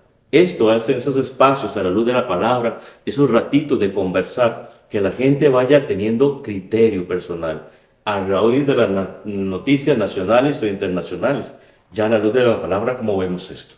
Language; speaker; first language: Spanish; native; Spanish